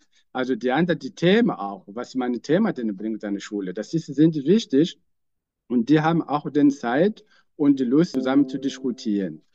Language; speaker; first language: German; non-native, fluent; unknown